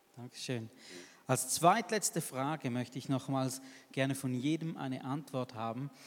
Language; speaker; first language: German; native; German